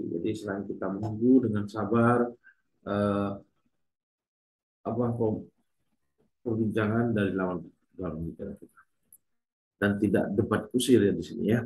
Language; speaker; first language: Indonesian; native; Indonesian